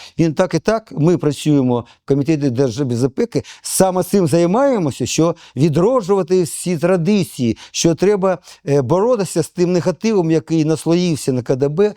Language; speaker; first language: Ukrainian; non-native, local second language; Russian